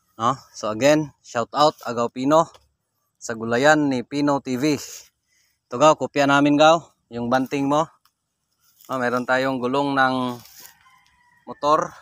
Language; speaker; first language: Filipino; non-native, local second language; Cebuano